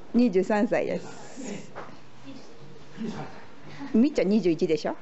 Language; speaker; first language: Japanese; non-native, learner; German